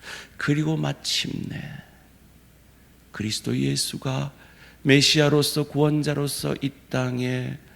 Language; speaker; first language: Korean; native; Korean